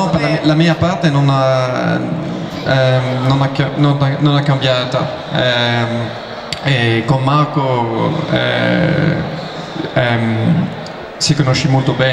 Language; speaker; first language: Italian; non-native, learner; French